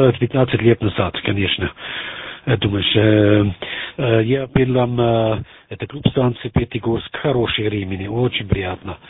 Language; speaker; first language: Russian; non-native, learner; German